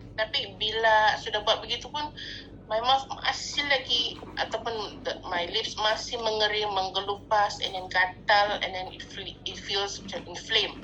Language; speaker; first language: Malay; non-native, local second language; Chinese